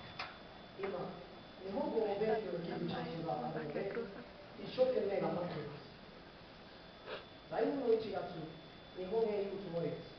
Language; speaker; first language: Japanese; non-native, learner; Spanish